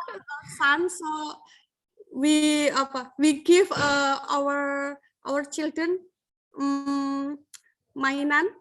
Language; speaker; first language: English; non-native, learner; Indonesian